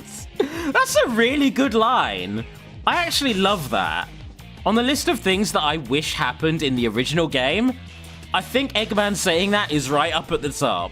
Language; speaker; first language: English; native; English